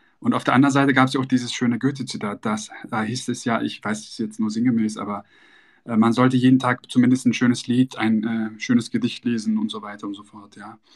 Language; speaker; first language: German; native; German